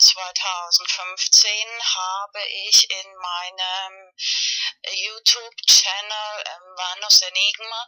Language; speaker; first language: German; non-native, fluent; Spanish